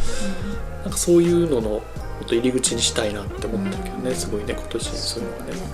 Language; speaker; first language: Japanese; native; Japanese